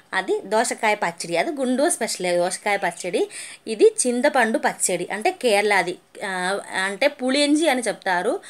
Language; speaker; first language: Telugu; non-native, learner; Malayalam